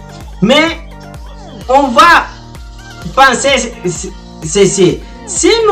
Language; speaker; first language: French; non-native, fluent; Portuguese